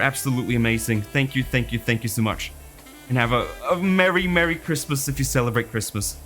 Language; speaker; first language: English; non-native, fluent; Norwegian